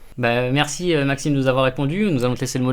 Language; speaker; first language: French; native; French